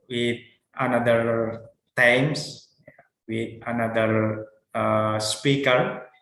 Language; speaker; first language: English; non-native, learner; Indonesian